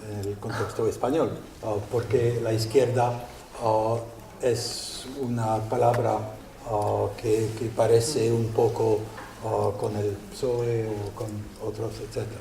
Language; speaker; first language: Spanish; non-native, learner; French